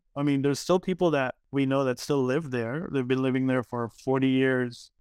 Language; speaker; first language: English; early bilingual, other home language; Arabic